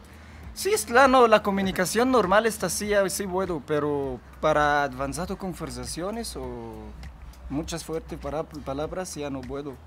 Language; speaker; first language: Spanish; non-native, learner; Arabic